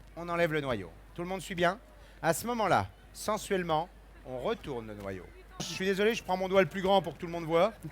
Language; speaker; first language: French; native; French